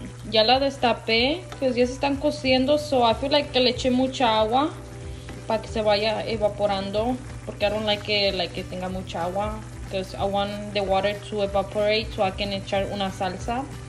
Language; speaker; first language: Spanish; early bilingual, heritage; Spanish